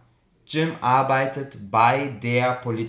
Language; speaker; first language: German; non-native, fluent; Albanian